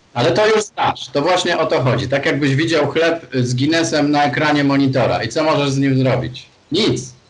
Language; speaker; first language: Polish; native; Polish